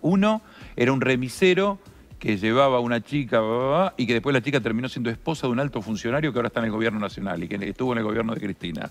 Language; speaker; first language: Spanish; native; Spanish